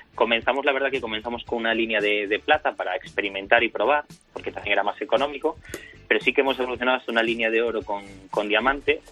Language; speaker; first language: Spanish; native; Spanish